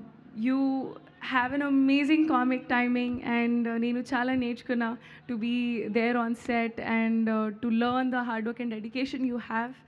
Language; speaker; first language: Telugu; non-native, learner; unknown